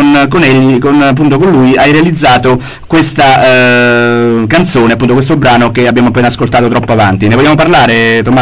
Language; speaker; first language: Italian; native; Italian